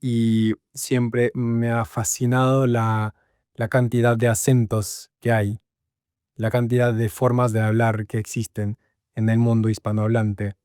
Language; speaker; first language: Spanish; non-native, fluent; English